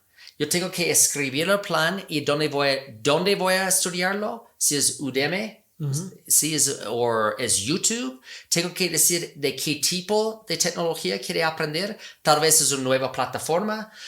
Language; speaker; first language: Spanish; non-native, fluent; English